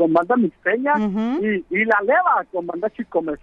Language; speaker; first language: Spanish; non-native, local second language; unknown